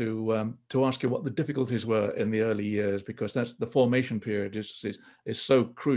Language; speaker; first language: English; native; English